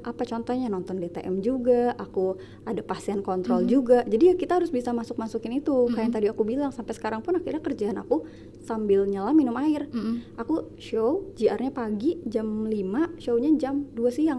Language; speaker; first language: Indonesian; native; Indonesian